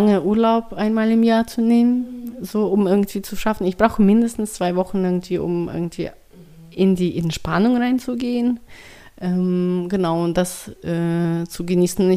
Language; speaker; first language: German; non-native, fluent; Russian